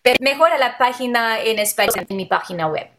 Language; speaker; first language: Spanish; non-native, learner; English